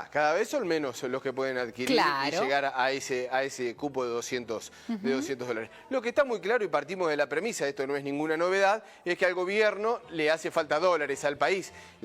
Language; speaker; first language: Spanish; native; Spanish